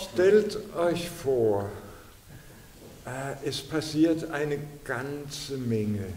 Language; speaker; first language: German; non-native, fluent; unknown